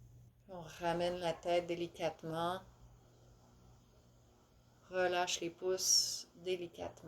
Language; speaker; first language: French; native; French